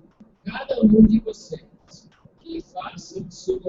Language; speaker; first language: Portuguese; non-native, fluent; English